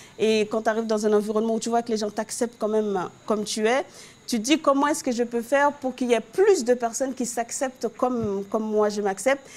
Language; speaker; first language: French; non-native, local second language; Haitian Creole